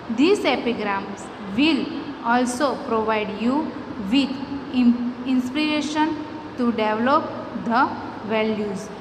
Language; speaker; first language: English; non-native, local second language; Gujarati